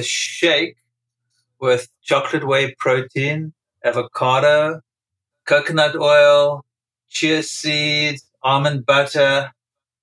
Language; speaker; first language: English; native; English